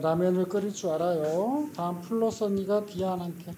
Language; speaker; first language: Korean; native; Korean